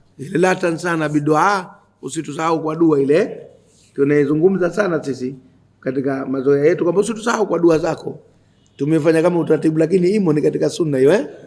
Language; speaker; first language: Swahili; native; Swahili